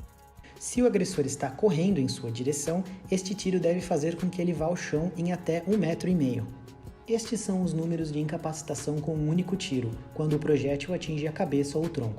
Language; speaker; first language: Portuguese; native; Portuguese